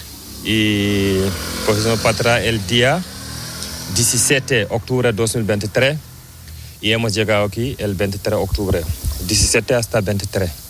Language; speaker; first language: Spanish; non-native, learner; Fula